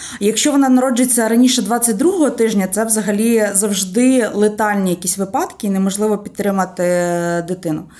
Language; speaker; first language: Ukrainian; native; Ukrainian